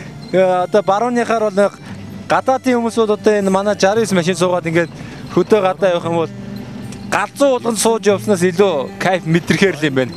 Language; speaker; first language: Mongolian; native; Mongolian